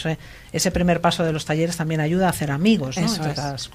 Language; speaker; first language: Spanish; native; Spanish